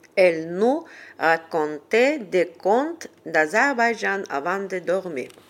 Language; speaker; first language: French; non-native, learner; Azerbaijani